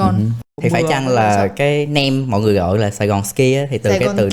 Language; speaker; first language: Vietnamese; native; Vietnamese